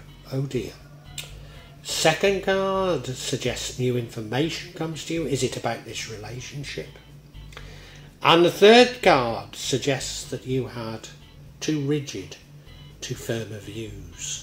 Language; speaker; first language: English; native; English